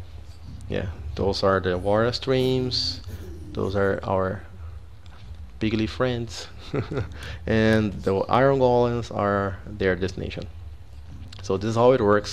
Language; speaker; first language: English; non-native, fluent; Portuguese